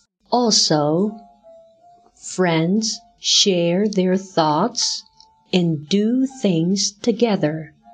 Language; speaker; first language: English; non-native, fluent; Chinese